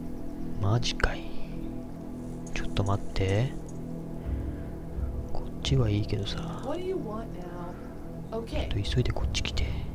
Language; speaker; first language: Japanese; native; Japanese